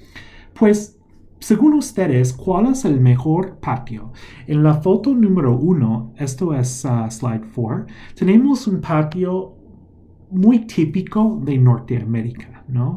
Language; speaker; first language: Spanish; non-native, fluent; English